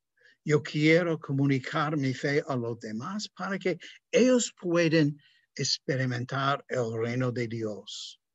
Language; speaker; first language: Spanish; non-native, fluent; English